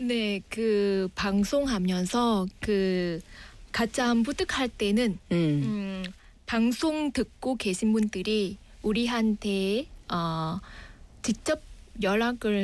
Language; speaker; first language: Korean; non-native, fluent; Vietnamese